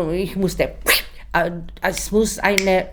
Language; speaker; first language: German; non-native, learner; Czech